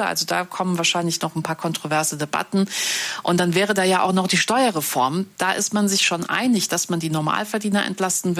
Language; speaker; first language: German; native; German